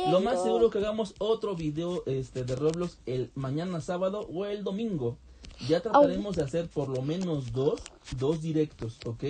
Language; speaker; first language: Spanish; native; Spanish